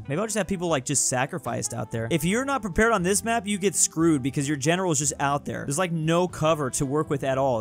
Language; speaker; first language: English; native; English